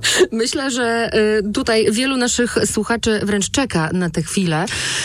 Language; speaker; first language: Polish; native; Polish